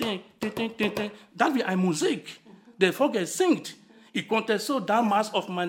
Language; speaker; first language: German; non-native, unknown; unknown